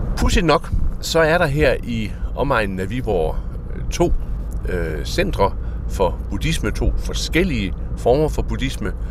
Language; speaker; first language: Danish; native; Danish